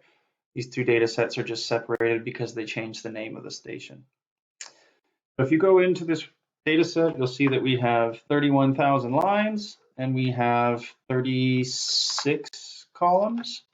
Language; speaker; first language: English; native; English